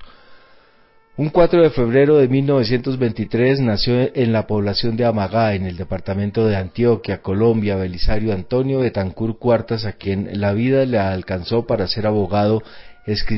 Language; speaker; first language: Spanish; native; Spanish